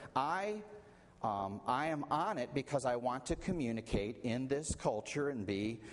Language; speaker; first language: English; native; English